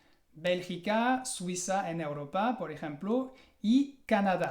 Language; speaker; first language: Spanish; non-native, fluent; French